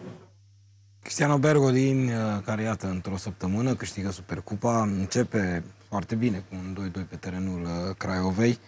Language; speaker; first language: Romanian; native; Romanian